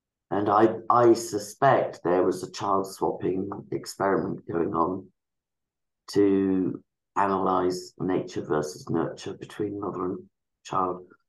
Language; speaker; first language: English; native; English